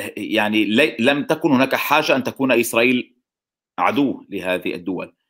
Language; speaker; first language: Arabic; non-native, local second language; Hebrew